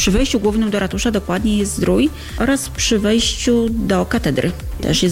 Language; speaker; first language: Polish; native; Polish